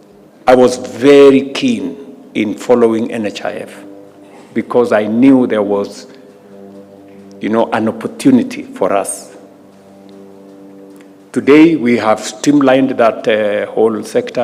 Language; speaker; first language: English; non-native, local second language; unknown